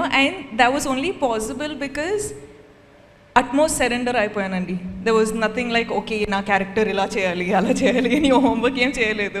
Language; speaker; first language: Telugu; non-native, fluent; Kodava